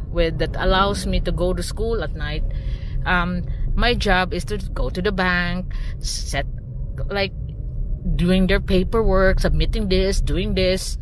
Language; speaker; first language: English; non-native, local second language; Cebuano